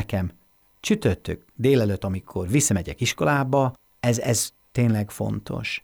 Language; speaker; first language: Hungarian; non-native, fluent; English